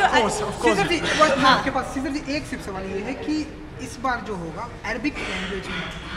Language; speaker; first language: Hindi; native; Hindi